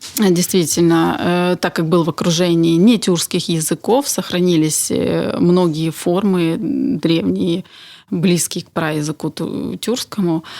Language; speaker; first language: Russian; native; Russian